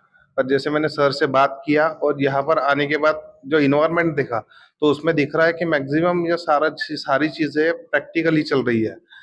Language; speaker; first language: Hindi; non-native, local second language; Marathi